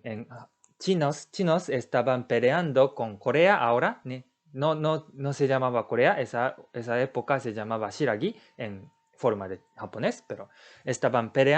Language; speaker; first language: Spanish; non-native, learner; Japanese